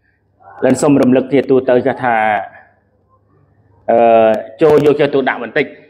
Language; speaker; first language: Khmer; native; Khmer